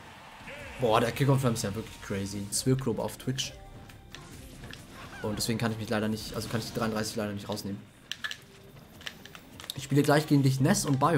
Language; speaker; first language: German; native; German